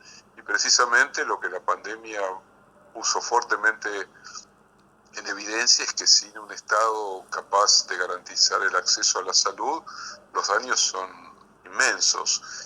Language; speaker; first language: Spanish; native; Spanish